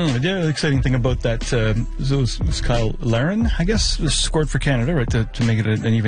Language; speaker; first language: English; native; English